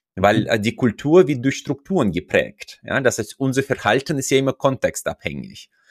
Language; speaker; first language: German; non-native, fluent; Russian